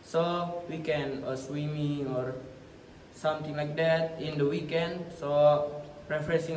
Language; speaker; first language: English; non-native, learner; Indonesian